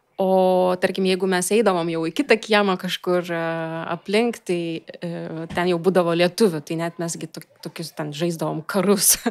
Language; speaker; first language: Lithuanian; non-native, local second language; Russian